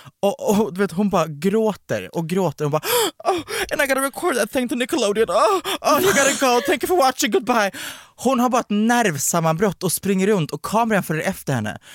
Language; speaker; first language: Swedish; native; Swedish